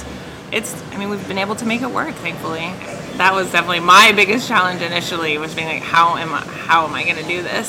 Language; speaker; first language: English; native; English